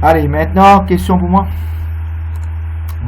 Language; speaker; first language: French; non-native, local second language; Morisyen